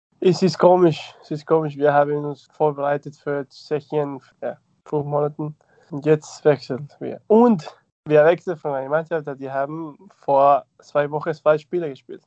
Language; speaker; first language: German; non-native, fluent; Spanish